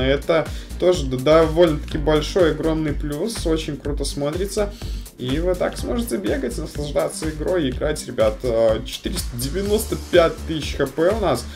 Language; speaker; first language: Russian; native; Russian